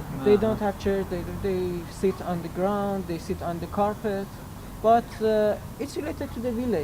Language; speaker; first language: English; non-native, learner; Persian